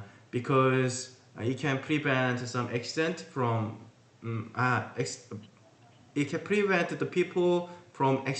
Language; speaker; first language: English; non-native, learner; Korean